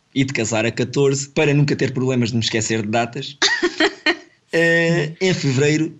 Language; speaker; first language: Portuguese; native; Portuguese